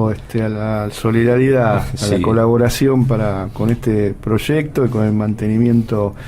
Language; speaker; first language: Spanish; native; Spanish